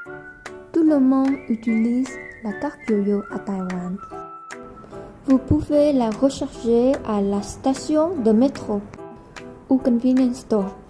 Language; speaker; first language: French; non-native, learner; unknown